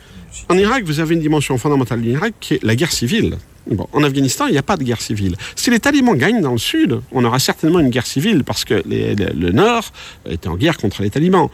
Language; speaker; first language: French; native; French